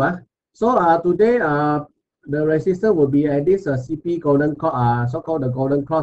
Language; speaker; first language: English; non-native, local second language; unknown